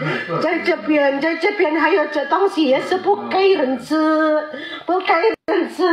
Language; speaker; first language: Chinese; non-native, learner; Indonesian